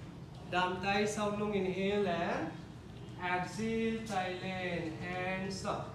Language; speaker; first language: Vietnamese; non-native, learner; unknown